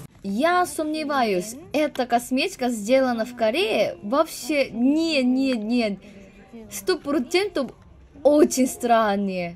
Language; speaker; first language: Russian; non-native, learner; Korean